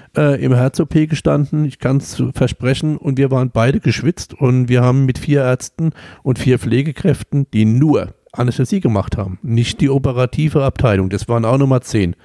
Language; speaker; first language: German; native; German